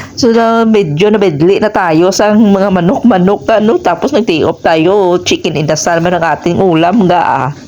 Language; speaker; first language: Filipino; non-native, local second language; Hiligaynon